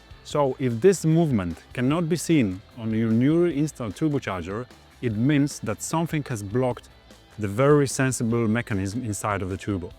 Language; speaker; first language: English; non-native, fluent; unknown